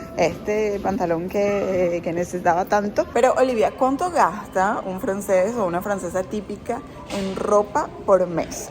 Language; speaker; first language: Spanish; native; Spanish